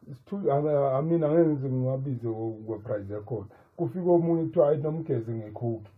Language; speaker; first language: Zulu; native; Zulu